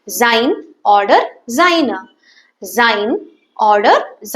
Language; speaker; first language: German; non-native, fluent; Tamil